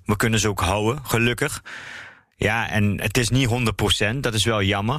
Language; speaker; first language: Dutch; early bilingual, other home language; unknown